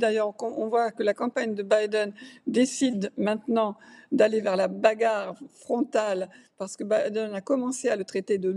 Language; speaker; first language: French; native; French